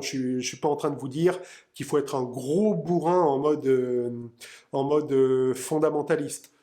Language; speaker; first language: French; native; French